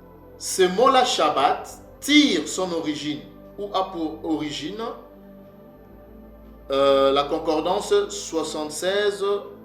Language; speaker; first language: French; non-native, local second language; Kongo